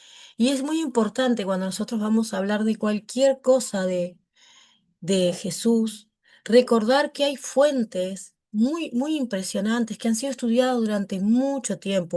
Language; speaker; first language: Spanish; native; Spanish